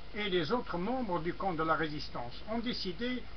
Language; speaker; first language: French; non-native, local second language; Arabic